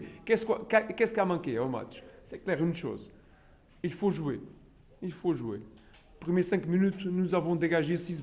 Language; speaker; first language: French; non-native, fluent; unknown